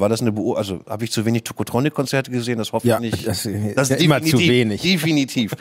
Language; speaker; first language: German; native; German